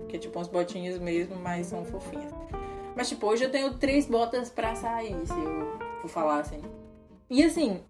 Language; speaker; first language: Portuguese; native; Portuguese